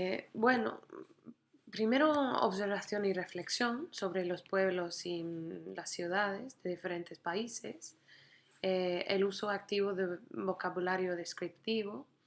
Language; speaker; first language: Spanish; non-native, fluent; English